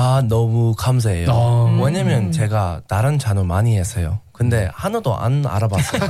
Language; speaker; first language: Korean; non-native, learner; English